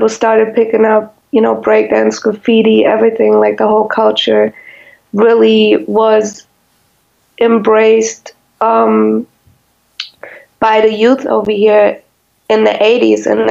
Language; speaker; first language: English; non-native, fluent; German